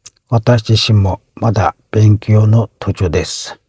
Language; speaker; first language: Japanese; non-native, fluent; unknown